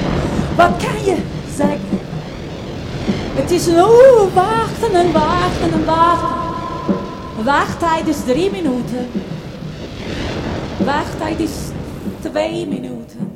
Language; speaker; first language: Dutch; non-native, learner; Italian